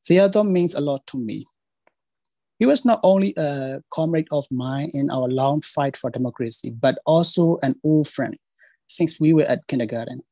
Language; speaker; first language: English; non-native, fluent; Burmese